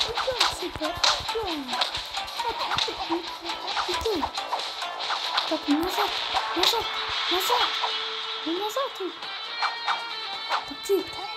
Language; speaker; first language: Russian; non-native, learner; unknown